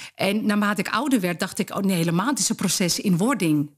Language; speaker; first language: Dutch; early bilingual, other home language; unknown